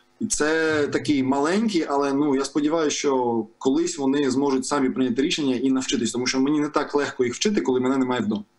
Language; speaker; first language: Ukrainian; non-native, local second language; Russian